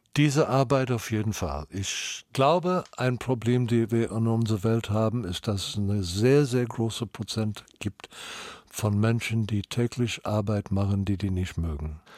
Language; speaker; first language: German; non-native, fluent; English